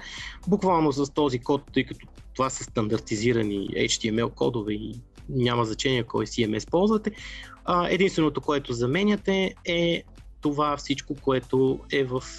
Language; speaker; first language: Bulgarian; native; Bulgarian